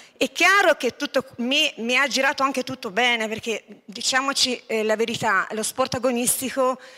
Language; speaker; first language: Italian; non-native, fluent; Lithuanian